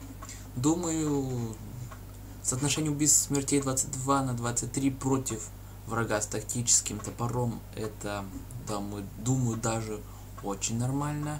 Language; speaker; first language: Russian; native; Russian